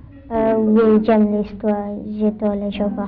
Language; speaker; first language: French; non-native, learner; English